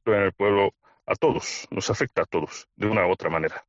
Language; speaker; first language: Spanish; non-native, fluent; Bulgarian